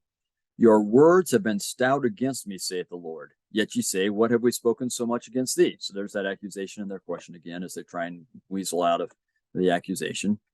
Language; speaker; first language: English; native; English